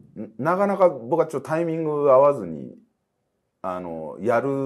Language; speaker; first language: Japanese; native; Japanese